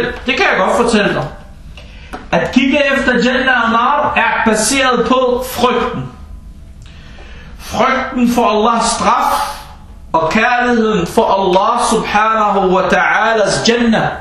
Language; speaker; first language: Danish; non-native, fluent; Arabic